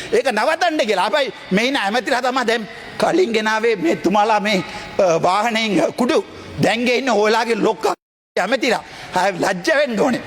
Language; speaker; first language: Sinhala; non-native, local second language; Tamil